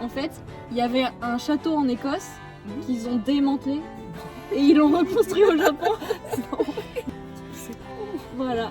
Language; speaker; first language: French; native; French